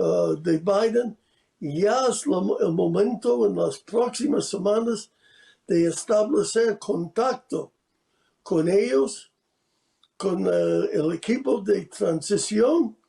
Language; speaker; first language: Spanish; non-native, fluent; English